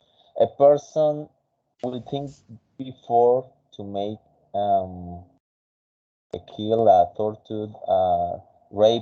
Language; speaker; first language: English; non-native, fluent; Spanish